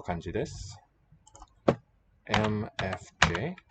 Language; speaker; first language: Japanese; non-native, learner; English